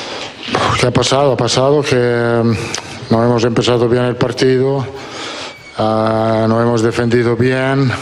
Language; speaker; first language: Spanish; non-native, fluent; Italian